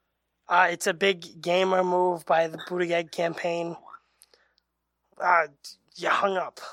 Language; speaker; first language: English; native; English